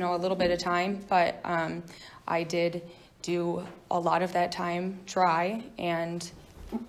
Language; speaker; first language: English; native; English